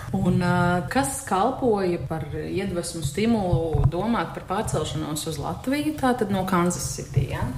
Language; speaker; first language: Latvian; native; Latvian